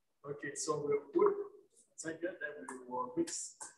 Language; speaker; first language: English; non-native, local second language; Malay